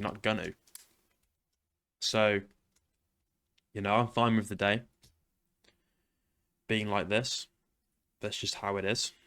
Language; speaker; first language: English; native; English